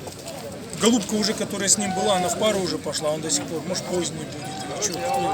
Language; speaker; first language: Russian; native; Russian